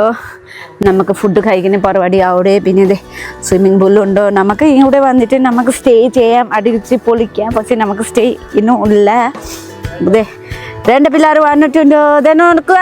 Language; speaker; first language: Malayalam; non-native, learner; Nepali